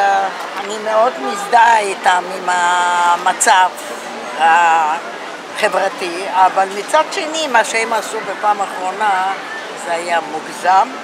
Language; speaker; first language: Hebrew; non-native, fluent; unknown